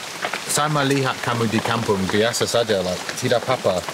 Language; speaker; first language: Indonesian; non-native, learner; English